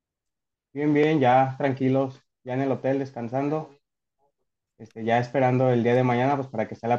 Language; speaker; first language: Spanish; native; Spanish